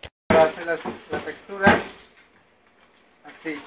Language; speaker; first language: Spanish; non-native, fluent; Persian